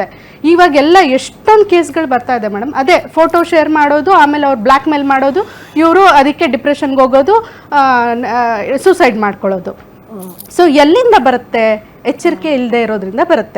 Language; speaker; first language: Kannada; native; Kannada